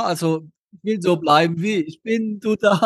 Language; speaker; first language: German; native; German